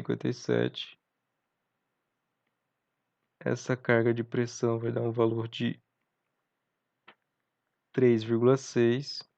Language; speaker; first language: Portuguese; native; Portuguese